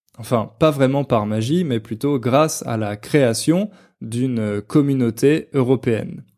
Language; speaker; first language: French; native; French